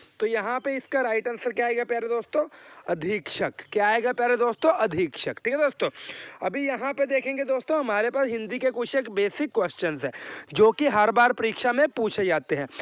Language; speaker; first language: Hindi; native; Hindi